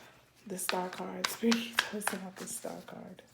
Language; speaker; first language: English; native; English